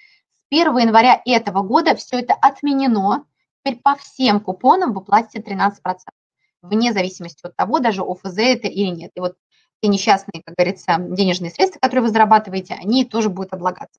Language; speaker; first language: Russian; native; Russian